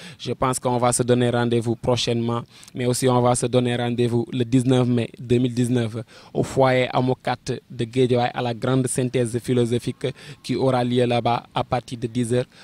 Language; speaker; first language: French; non-native, local second language; Wolof